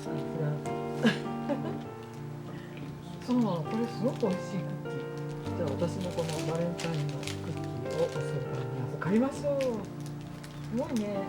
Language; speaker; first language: Japanese; native; Japanese